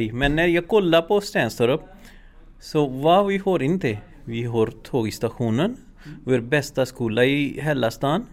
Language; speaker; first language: Swedish; non-native, learner; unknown